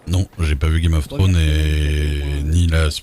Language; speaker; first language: French; native; French